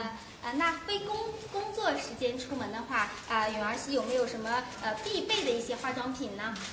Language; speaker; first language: Chinese; native; Chinese